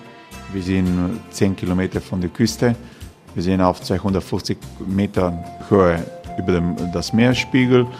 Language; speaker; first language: German; non-native, fluent; Croatian